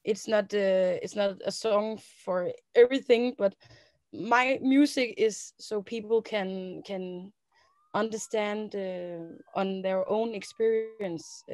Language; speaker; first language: English; non-native, learner; Danish